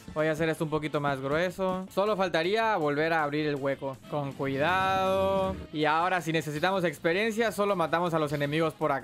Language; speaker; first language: Spanish; native; Spanish